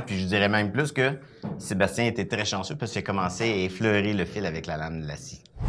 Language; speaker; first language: French; native; French